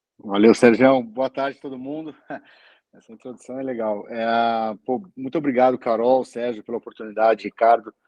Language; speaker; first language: Portuguese; native; Portuguese